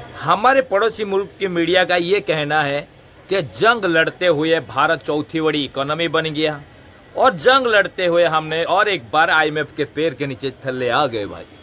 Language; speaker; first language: Hindi; native; Hindi